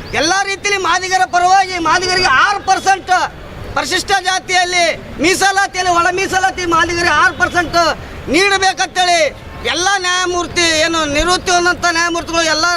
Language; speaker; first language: Kannada; native; Kannada